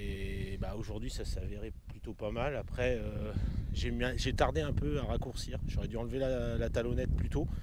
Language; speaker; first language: French; native; French